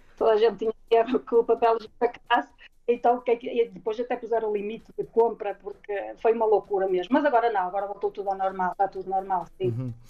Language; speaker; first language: Portuguese; native; Portuguese